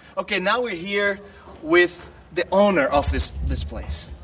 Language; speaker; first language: English; non-native, fluent; Portuguese